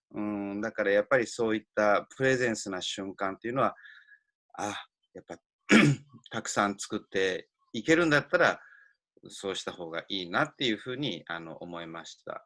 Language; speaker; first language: Japanese; native; Japanese